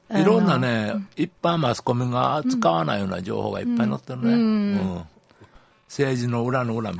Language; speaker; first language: Japanese; native; Japanese